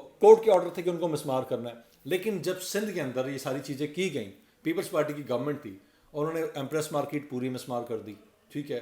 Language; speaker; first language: Urdu; non-native, local second language; Punjabi